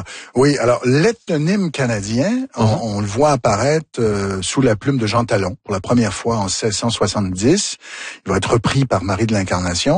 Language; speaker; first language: French; native; French